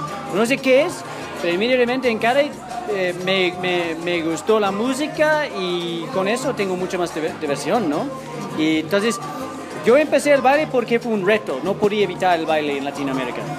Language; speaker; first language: Spanish; non-native, fluent; English